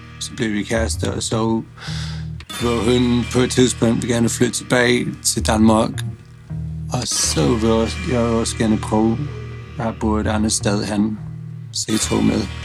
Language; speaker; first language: Danish; non-native, fluent; English